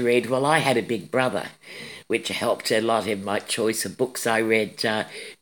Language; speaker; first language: English; native; English